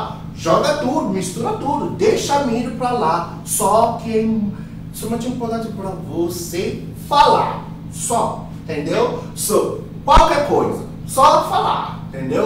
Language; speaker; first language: Portuguese; non-native, fluent; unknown